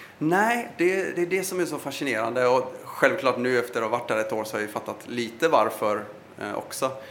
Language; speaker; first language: Swedish; early bilingual, other home language; Persian